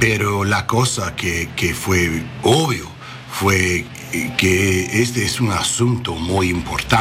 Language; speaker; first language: Spanish; non-native, learner; English